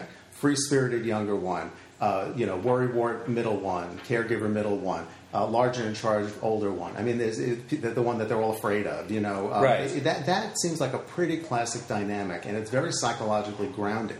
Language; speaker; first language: English; native; English